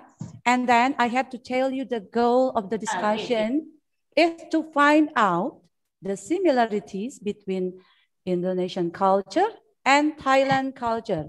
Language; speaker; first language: English; non-native, fluent; Indonesian